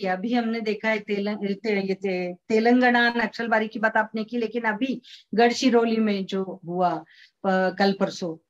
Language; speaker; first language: Hindi; non-native, local second language; Marathi